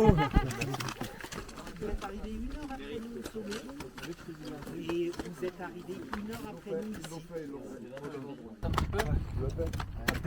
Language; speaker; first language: French; native; French